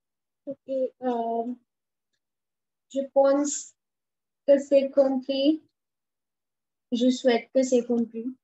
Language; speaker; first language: French; non-native, fluent; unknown